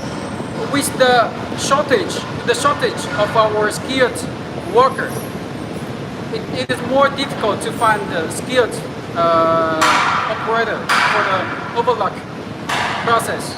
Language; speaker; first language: English; non-native, learner; Chinese